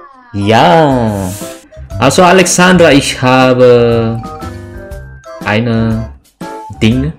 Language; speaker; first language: German; non-native, learner; Indonesian